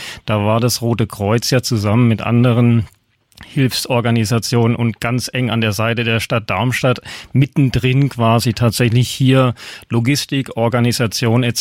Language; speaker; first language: German; native; German